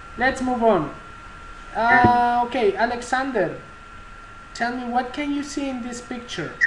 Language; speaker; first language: English; non-native, fluent; Spanish